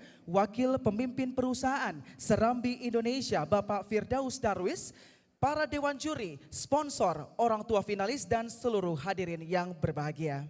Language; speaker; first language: Indonesian; native; Indonesian